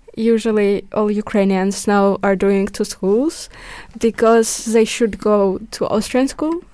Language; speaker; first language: English; early bilingual, other home language; Ukrainian